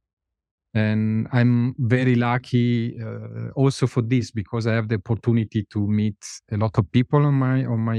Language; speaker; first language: English; non-native, fluent; Italian